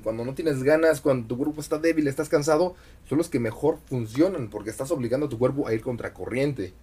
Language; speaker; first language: Spanish; native; Spanish